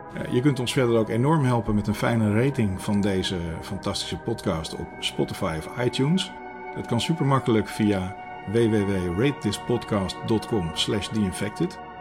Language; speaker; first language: Dutch; native; Dutch